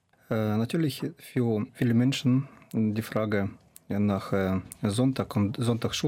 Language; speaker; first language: German; non-native, fluent; Russian